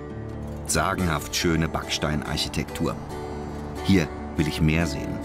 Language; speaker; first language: German; native; German